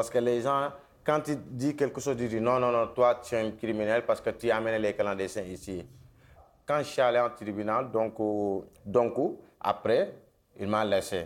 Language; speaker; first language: French; non-native, local second language; Wolof